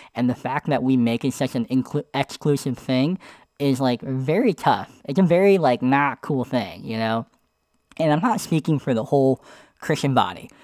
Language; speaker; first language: English; native; English